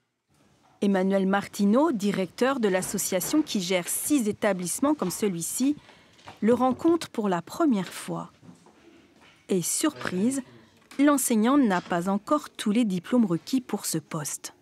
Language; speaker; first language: French; native; French